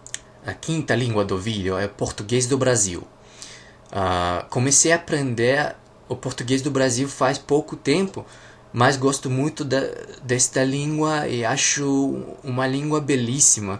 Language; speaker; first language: Portuguese; non-native, learner; Russian